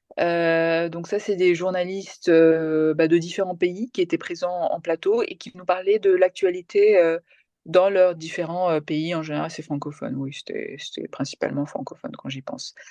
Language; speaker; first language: French; early bilingual, other home language; Malayalam